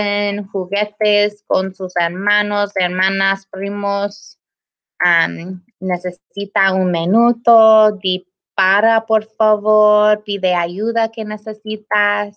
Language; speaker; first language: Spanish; non-native, learner; English